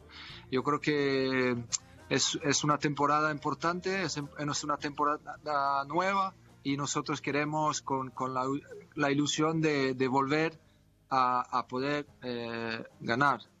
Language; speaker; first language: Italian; non-native, learner; Spanish